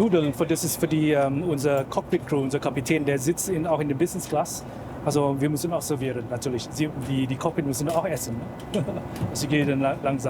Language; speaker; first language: German; non-native, fluent; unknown